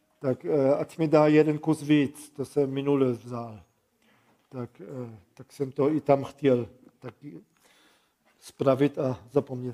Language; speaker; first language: Czech; non-native, fluent; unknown